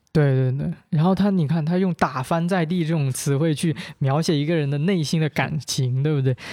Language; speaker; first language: Chinese; non-native, local second language; Min Nan Chinese